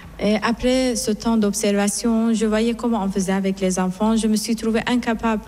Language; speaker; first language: French; non-native, fluent; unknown